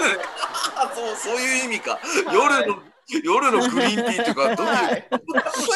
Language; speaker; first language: Japanese; native; Japanese